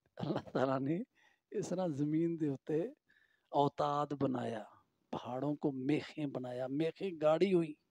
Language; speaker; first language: Urdu; non-native, local second language; Punjabi